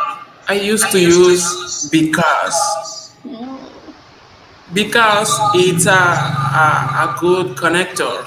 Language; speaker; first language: English; non-native, learner; Spanish